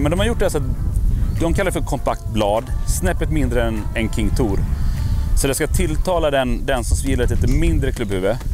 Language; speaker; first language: Swedish; native; Swedish